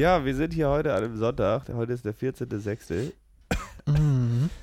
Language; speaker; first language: German; native; German